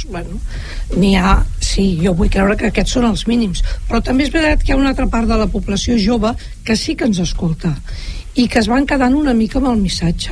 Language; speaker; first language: Catalan; native; Catalan